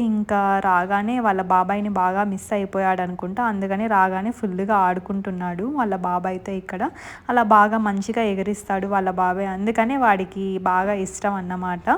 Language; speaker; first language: Telugu; non-native, local second language; Lambadi